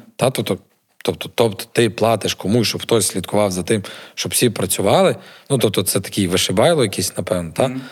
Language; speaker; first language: Ukrainian; native; Ukrainian